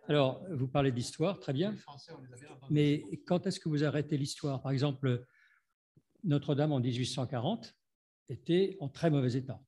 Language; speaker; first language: French; native; French